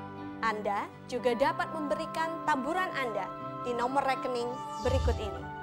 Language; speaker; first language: Indonesian; native; Indonesian